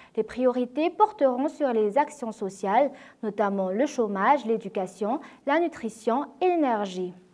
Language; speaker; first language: French; non-native, local second language; Malagasy